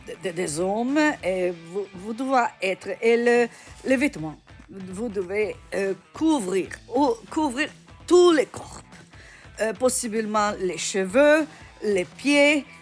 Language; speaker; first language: French; non-native, learner; Italian